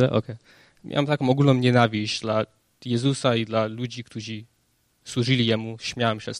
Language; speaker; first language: Polish; early bilingual, heritage; Polish